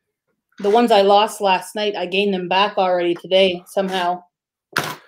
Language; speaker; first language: English; native; English